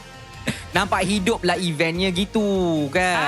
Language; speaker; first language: Malay; native; Malay